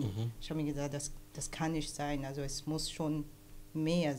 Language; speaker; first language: German; non-native, fluent; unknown